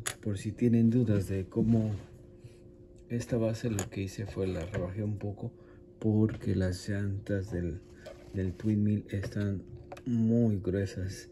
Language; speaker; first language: Spanish; native; Spanish